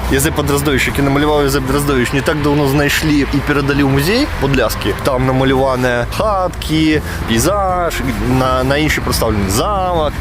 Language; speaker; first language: Belarusian; non-native, local second language; Russian